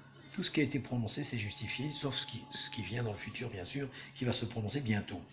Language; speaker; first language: French; native; French